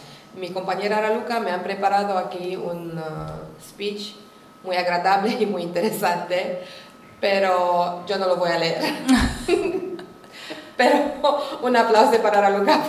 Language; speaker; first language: Spanish; non-native, learner; Romanian